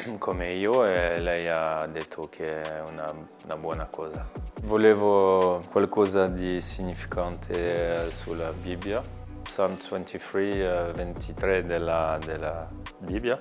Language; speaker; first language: Italian; non-native, learner; French